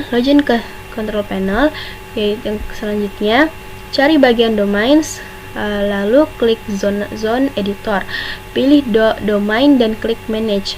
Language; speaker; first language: Indonesian; native; Indonesian